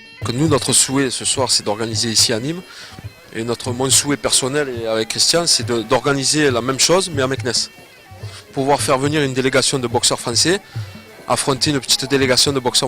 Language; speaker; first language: French; native; French